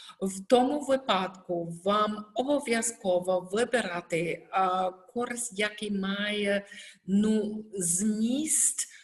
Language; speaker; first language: Ukrainian; non-native, learner; German